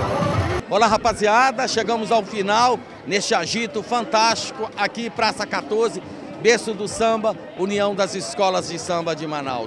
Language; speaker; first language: Portuguese; native; Portuguese